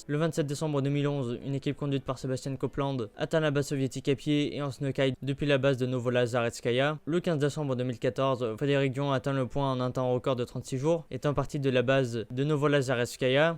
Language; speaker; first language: French; native; French